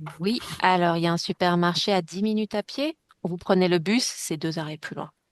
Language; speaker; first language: French; native; French